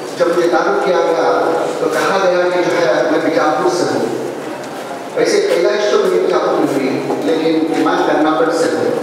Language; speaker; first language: Hindi; non-native, local second language; Urdu